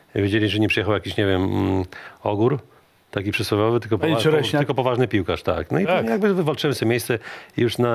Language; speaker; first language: Polish; native; Polish